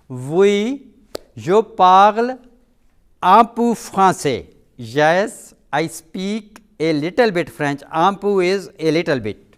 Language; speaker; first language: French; non-native, fluent; Urdu